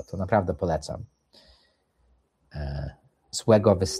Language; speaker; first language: Polish; early bilingual, heritage; English